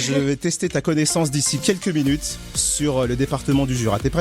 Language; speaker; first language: French; native; French